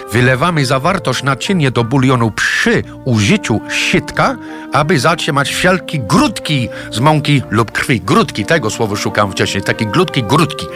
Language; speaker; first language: Polish; non-native, fluent; English